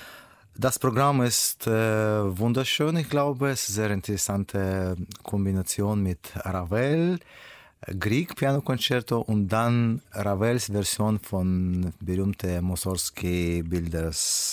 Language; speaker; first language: German; non-native, learner; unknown